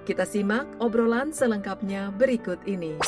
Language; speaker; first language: Indonesian; native; Indonesian